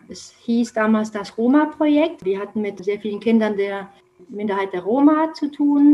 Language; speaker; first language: German; non-native, fluent; Romanian